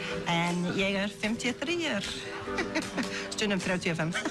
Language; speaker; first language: Icelandic; non-native, learner; English